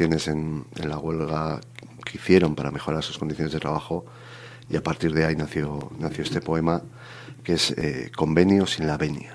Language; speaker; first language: Spanish; native; Spanish